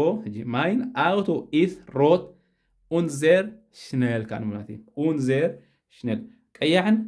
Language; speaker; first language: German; non-native, fluent; Tigrinya